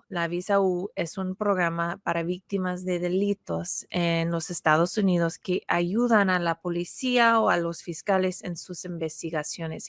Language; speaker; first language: Spanish; non-native, fluent; English